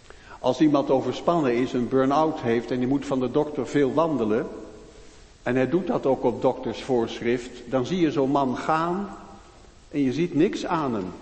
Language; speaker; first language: Dutch; native; Dutch